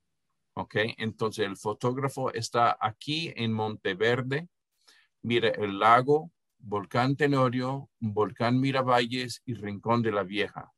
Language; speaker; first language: Spanish; non-native, fluent; English